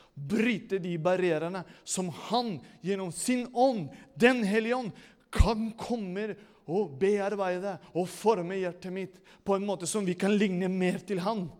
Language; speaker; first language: Norwegian; non-native, fluent; Spanish